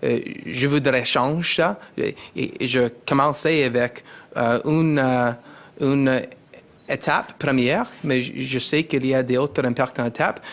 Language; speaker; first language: French; non-native, learner; English